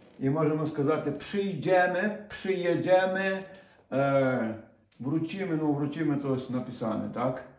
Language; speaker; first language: Polish; non-native, fluent; Ukrainian